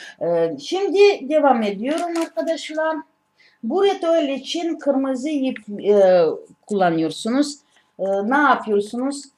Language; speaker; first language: Turkish; non-native, learner; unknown